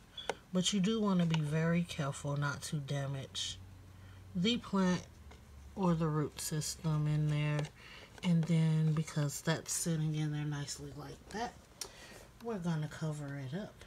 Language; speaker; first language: English; native; English